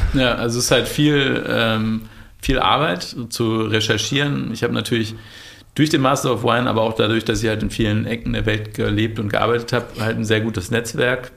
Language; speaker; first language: German; native; German